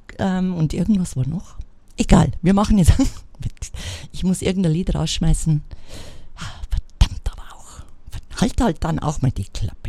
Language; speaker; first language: German; native; German